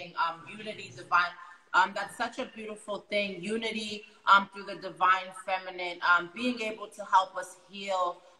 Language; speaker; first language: English; native; English